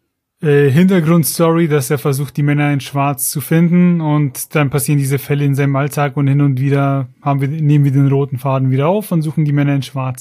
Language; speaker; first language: German; native; German